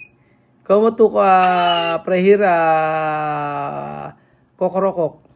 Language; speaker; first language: Spanish; non-native, learner; Filipino